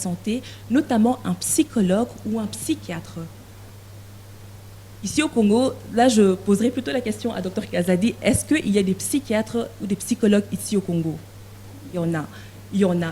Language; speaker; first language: French; non-native, local second language; Lingala